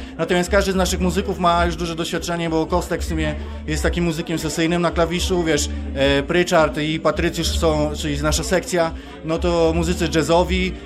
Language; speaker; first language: Polish; native; Polish